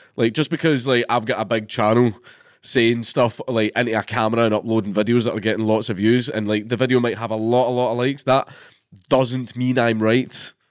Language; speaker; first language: English; native; English